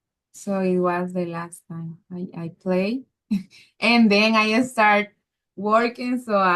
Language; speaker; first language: English; non-native, learner; Spanish